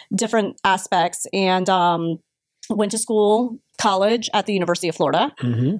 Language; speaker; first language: English; native; English